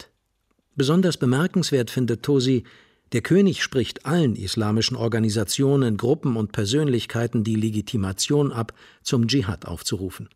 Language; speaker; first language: German; native; German